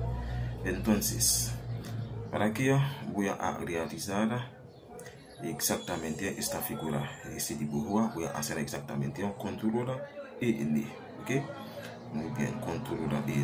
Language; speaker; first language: Spanish; non-native, learner; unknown